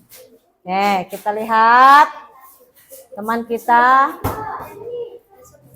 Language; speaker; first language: Indonesian; native; Indonesian